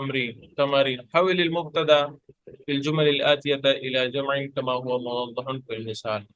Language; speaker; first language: Arabic; non-native, fluent; Urdu